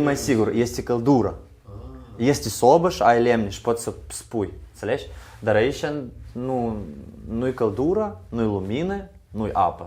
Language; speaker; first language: Romanian; non-native, learner; Ukrainian